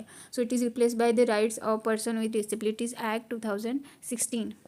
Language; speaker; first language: English; non-native, local second language; Hindi